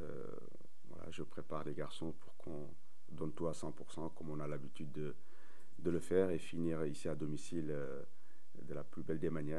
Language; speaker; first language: French; native; French